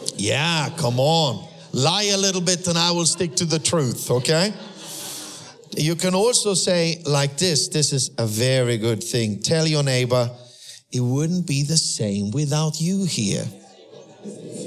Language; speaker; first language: English; non-native, fluent; German